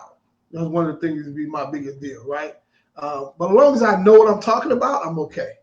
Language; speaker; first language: English; native; English